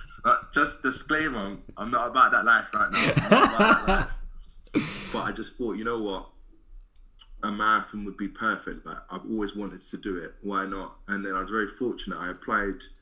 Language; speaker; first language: English; native; English